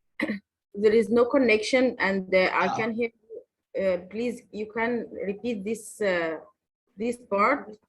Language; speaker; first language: English; non-native, learner; Arabic